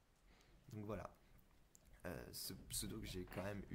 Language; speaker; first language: French; native; French